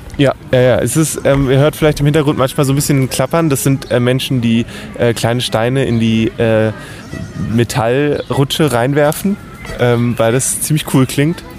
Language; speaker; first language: German; native; German